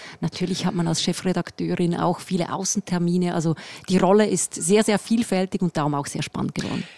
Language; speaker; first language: German; native; German